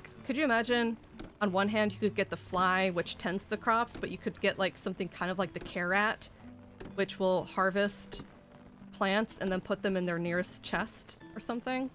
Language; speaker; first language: English; native; English